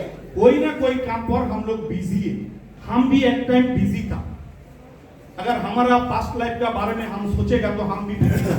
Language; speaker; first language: Hindi; non-native, local second language; Bangla